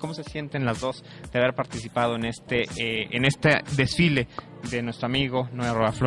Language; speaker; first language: Spanish; native; Spanish